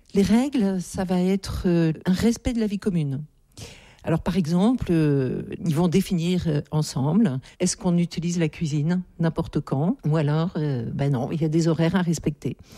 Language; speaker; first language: French; native; French